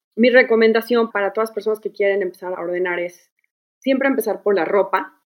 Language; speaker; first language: Spanish; native; Spanish